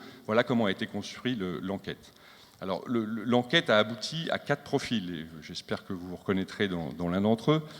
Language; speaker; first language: French; native; French